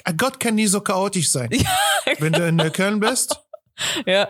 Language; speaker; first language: German; non-native, fluent; Arabic